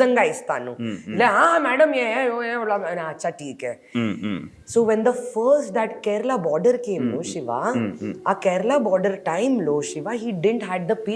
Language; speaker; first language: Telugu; non-native, local second language; Hindi